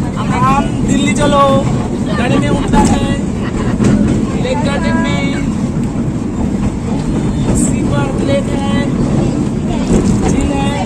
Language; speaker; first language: Hindi; non-native, local second language; Bangla